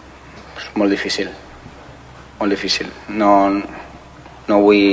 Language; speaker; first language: Catalan; non-native, fluent; Spanish